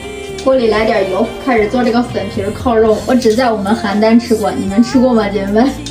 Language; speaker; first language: Chinese; native; Chinese